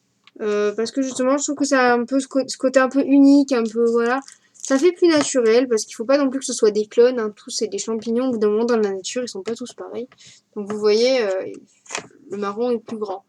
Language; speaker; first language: French; native; French